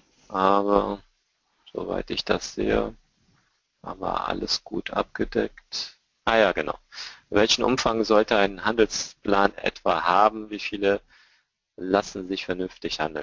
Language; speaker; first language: German; native; German